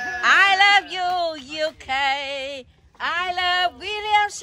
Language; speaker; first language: English; non-native, learner; Vietnamese